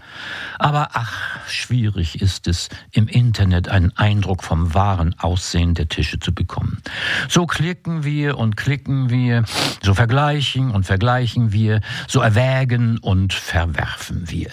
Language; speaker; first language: German; native; German